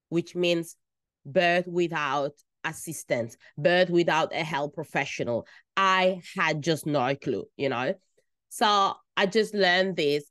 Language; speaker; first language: English; non-native, fluent; Italian